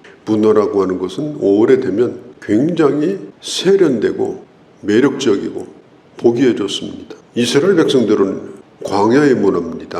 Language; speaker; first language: Korean; native; Korean